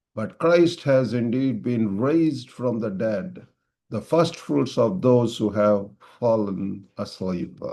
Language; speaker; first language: English; non-native, local second language; Telugu